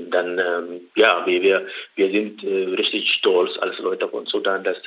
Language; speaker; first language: German; non-native, learner; Arabic